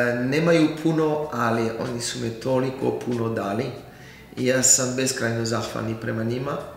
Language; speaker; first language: Croatian; non-native, fluent; French